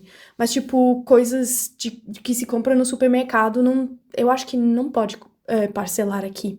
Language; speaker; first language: Portuguese; non-native, fluent; German